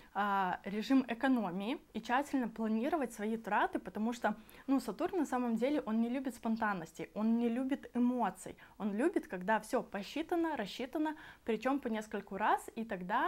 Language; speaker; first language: Russian; native; Russian